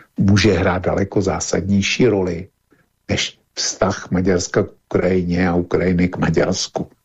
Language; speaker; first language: Czech; native; Czech